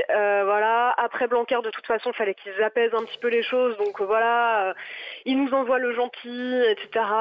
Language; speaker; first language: French; native; French